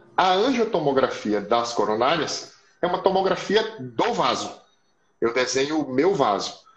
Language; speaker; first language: Portuguese; native; Portuguese